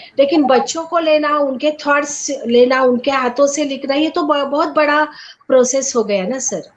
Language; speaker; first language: Hindi; non-native, local second language; Marathi